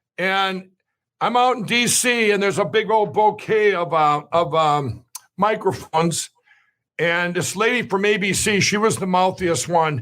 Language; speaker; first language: English; native; English